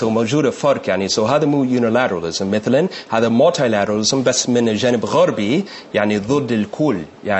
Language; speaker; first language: Arabic; non-native, learner; English